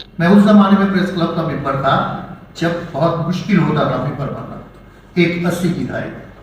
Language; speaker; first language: Urdu; native; Urdu